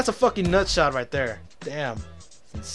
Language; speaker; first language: English; native; English